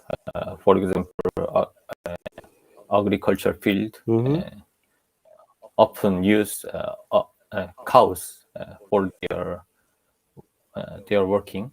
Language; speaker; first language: English; non-native, learner; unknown